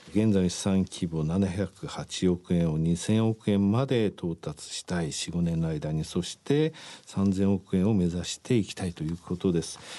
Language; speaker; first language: Japanese; native; Japanese